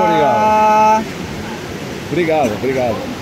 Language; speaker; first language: Portuguese; non-native, learner; Spanish